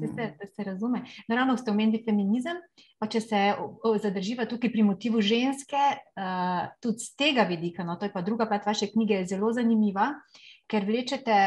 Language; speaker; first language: Slovenian; native; Slovenian